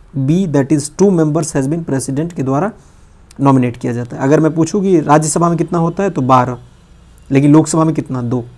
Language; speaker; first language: Hindi; native; Hindi